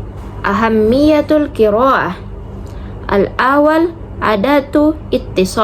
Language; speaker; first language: Arabic; non-native, learner; Indonesian